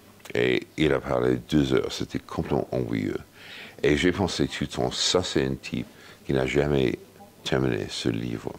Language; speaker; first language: French; non-native, fluent; English